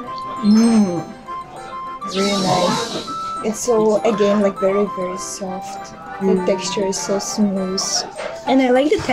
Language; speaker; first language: English; non-native, fluent; Russian